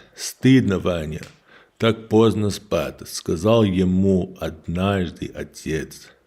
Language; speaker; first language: Russian; non-native, learner; English